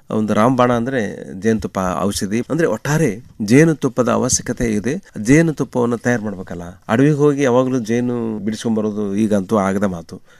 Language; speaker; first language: Kannada; native; Kannada